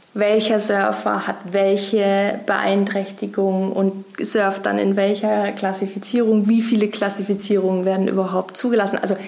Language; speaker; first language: German; native; German